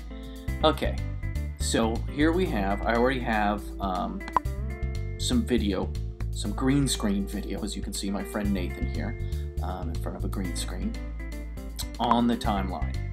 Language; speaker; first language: English; native; English